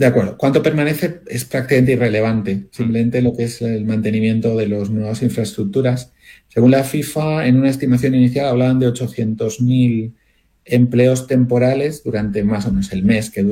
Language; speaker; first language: Spanish; native; Spanish